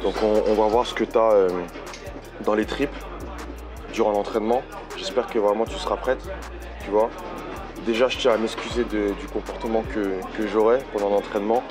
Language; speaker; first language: French; native; French